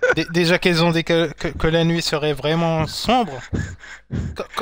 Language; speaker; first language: French; non-native, local second language; Arabic